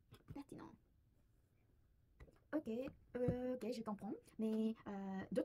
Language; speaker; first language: French; non-native, learner; Korean